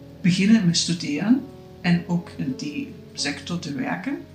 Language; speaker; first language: Dutch; non-native, fluent; German